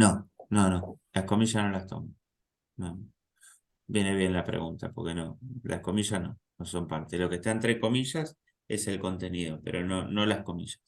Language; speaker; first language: Spanish; native; Spanish